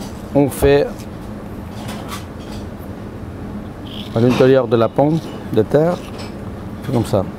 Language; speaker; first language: French; non-native, fluent; Spanish